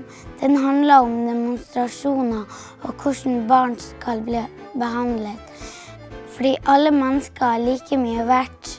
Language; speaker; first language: Norwegian; early bilingual, other home language; Arabic